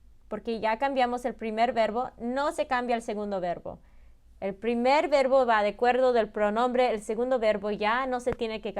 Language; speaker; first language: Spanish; early bilingual, heritage; Spanish